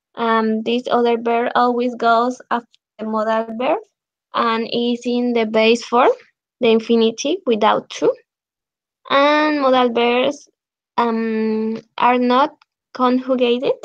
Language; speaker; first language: English; non-native, learner; Spanish